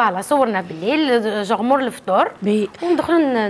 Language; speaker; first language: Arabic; native; Arabic